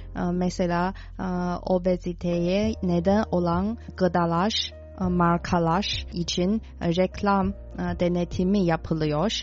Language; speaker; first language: Turkish; non-native, fluent; Chinese